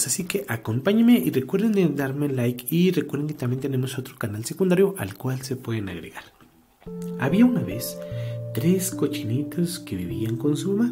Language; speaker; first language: Spanish; native; Spanish